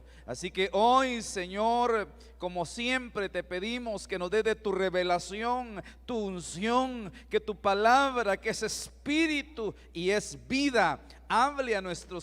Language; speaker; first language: Spanish; native; Spanish